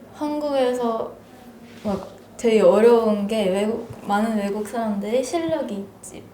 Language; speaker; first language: Korean; non-native, fluent; Russian